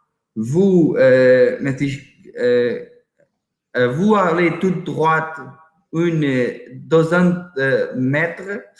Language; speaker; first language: French; non-native, learner; Portuguese